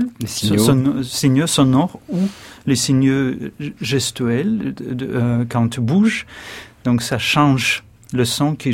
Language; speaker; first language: French; non-native, fluent; Russian